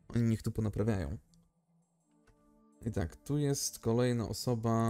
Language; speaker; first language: Polish; native; Polish